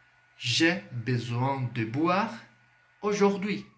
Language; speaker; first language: French; non-native, fluent; Portuguese